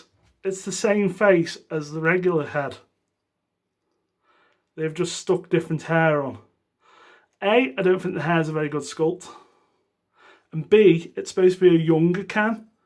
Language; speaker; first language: English; native; English